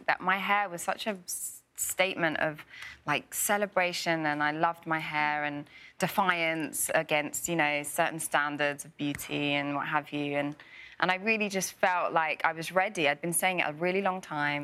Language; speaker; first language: English; native; English